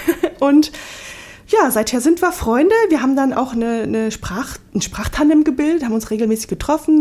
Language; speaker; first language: German; native; German